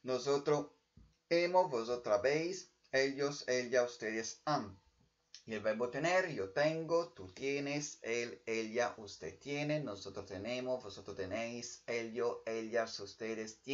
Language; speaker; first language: Spanish; non-native, fluent; Italian